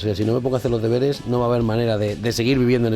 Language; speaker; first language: Spanish; native; Spanish